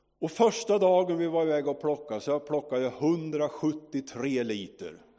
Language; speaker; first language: Swedish; native; Swedish